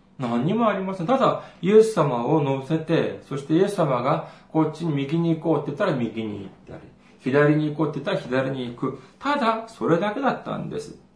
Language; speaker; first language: Japanese; non-native, fluent; Korean